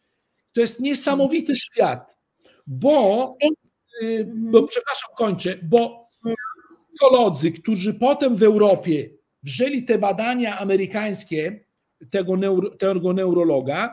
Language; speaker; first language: Polish; early bilingual, heritage; Italian